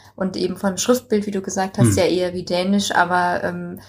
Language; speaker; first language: German; native; German